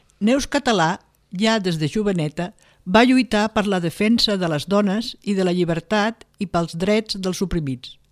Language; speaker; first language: Catalan; native; Catalan